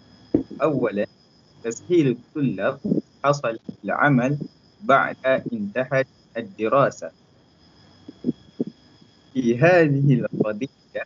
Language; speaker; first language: Arabic; non-native, learner; Malay